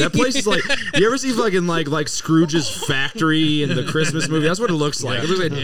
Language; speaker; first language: English; native; English